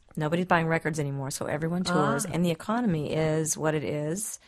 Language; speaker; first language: English; native; English